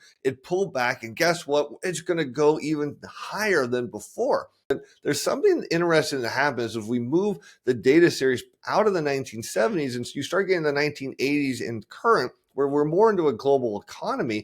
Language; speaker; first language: English; native; English